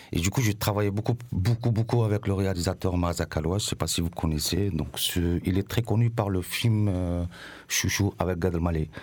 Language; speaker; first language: French; non-native, local second language; Arabic